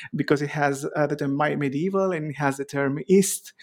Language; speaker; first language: English; non-native, fluent; Greek